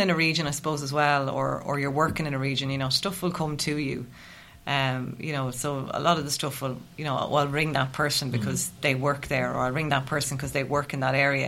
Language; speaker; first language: English; native; English